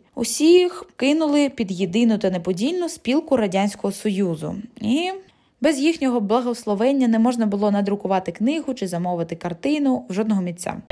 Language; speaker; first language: Ukrainian; non-native, local second language; Russian